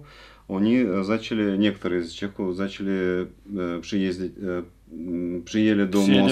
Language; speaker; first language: Czech; non-native, learner; Russian